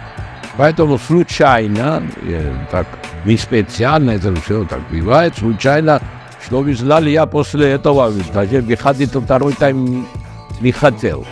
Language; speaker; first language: Russian; non-native, local second language; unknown